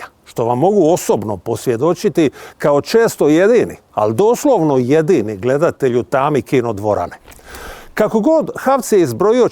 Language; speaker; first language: Bosnian; native; Bosnian